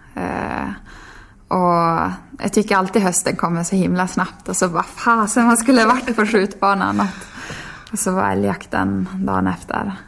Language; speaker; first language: Swedish; native; Swedish